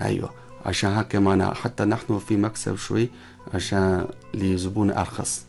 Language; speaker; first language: Arabic; non-native, learner; Chinese